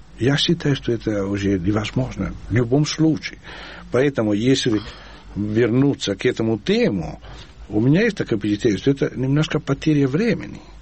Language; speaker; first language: Russian; non-native, fluent; Italian